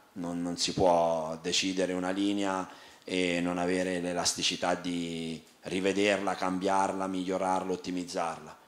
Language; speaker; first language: Italian; native; Italian